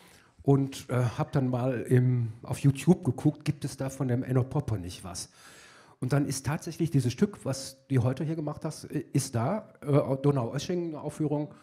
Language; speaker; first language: German; native; German